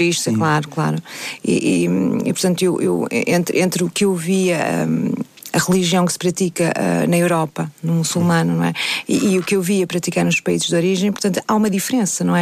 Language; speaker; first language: Portuguese; native; Portuguese